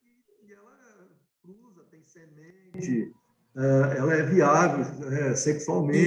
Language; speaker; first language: Portuguese; native; Portuguese